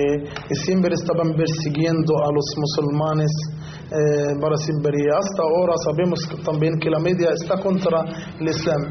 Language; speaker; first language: Spanish; non-native, fluent; Arabic